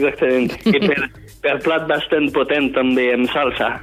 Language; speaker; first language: Catalan; non-native, fluent; French